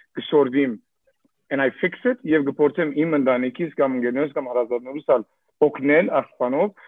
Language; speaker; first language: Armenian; early bilingual, heritage; Armenian